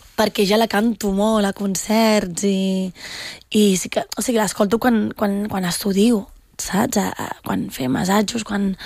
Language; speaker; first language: Catalan; non-native, local second language; Spanish